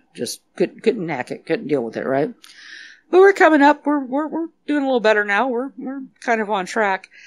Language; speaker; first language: English; native; English